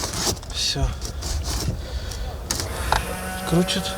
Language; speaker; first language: Russian; native; Russian